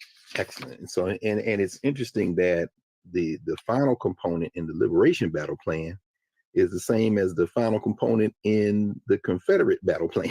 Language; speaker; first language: English; native; English